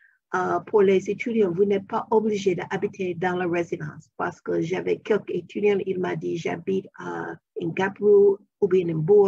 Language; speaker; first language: French; non-native, fluent; English